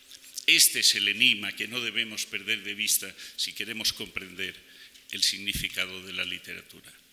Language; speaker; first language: Spanish; native; Spanish